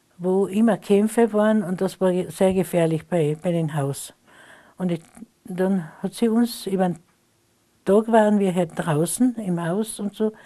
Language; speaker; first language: German; non-native, local second language; Slovenian